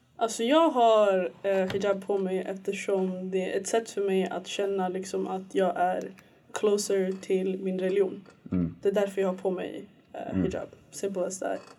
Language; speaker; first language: Swedish; early bilingual, other home language; Somali